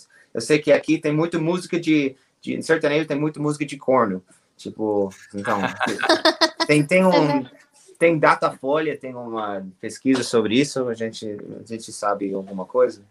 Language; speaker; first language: Portuguese; non-native, learner; English